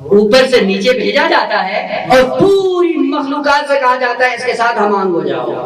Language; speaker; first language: Urdu; non-native, local second language; Punjabi